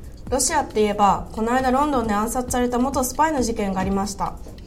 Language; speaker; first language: Japanese; native; Japanese